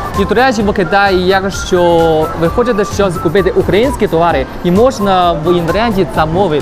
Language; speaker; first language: Ukrainian; non-native, learner; Chinese